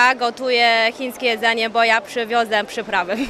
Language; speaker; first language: Polish; non-native, fluent; Chinese